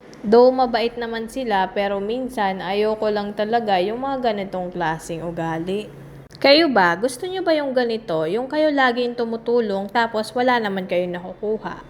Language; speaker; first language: Filipino; native; Filipino